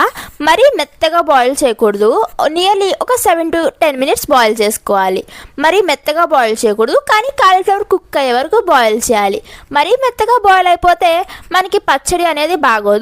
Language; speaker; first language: Telugu; native; Telugu